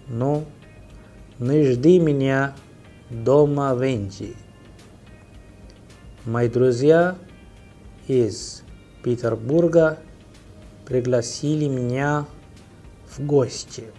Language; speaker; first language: Russian; non-native, fluent; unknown